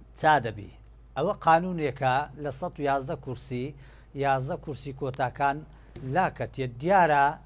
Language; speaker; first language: Central Kurdish; non-native, local second language; Turkish